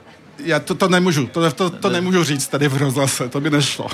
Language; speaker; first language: Czech; early bilingual, heritage; French